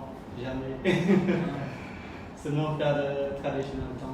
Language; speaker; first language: French; non-native, learner; Khmer